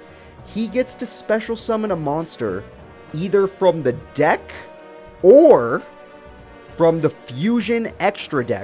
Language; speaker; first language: English; native; English